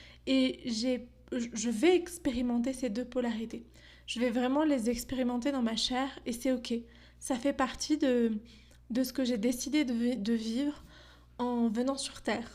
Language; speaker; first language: French; native; French